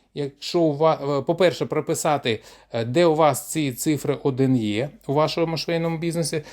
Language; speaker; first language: Ukrainian; non-native, local second language; Russian